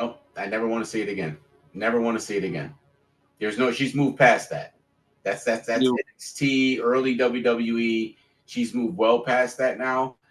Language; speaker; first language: English; native; English